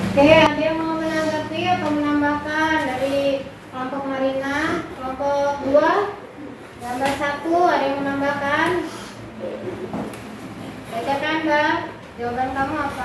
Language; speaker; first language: Indonesian; native; Indonesian